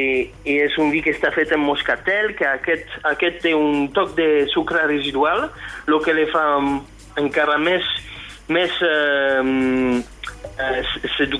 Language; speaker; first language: Catalan; non-native, fluent; French